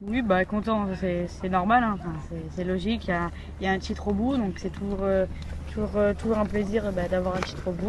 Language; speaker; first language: French; native; French